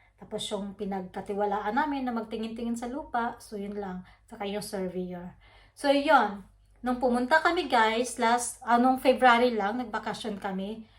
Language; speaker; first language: Filipino; non-native, local second language; Waray